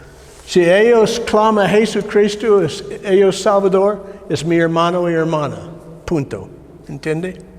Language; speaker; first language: Spanish; non-native, learner; English